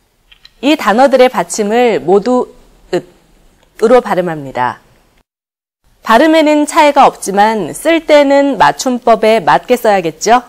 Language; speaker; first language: Korean; native; Korean